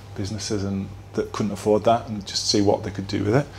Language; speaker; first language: English; native; English